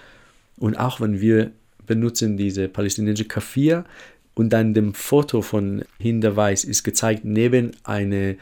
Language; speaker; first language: German; non-native, fluent; Hebrew